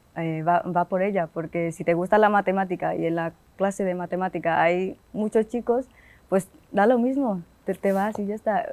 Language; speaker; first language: Spanish; non-native, fluent; Vietnamese